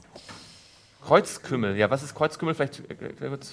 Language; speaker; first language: German; native; German